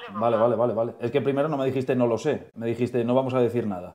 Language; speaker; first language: Spanish; native; Spanish